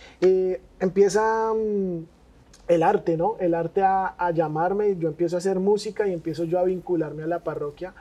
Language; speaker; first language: Spanish; native; Spanish